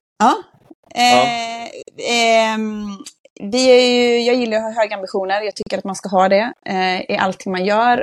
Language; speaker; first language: Swedish; native; Swedish